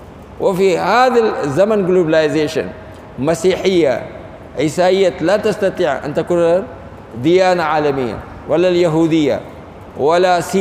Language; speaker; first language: Arabic; non-native, fluent; Urdu